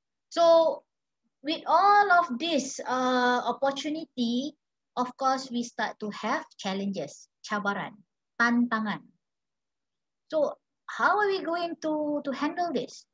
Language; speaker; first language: English; non-native, local second language; Malay